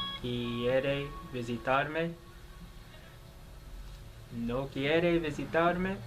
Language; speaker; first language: Spanish; non-native, learner; English